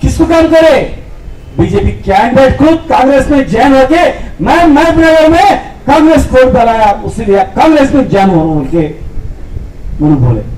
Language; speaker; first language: Hindi; non-native, local second language; Telugu